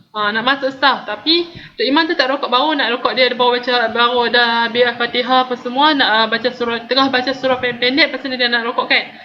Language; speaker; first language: Malay; native; Malay